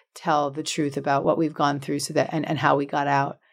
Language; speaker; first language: English; native; English